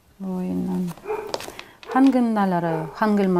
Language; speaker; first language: Korean; non-native, learner; Russian